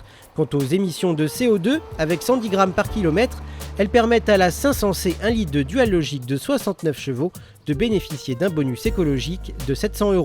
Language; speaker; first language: French; native; French